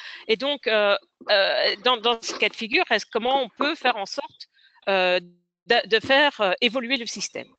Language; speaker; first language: French; native; French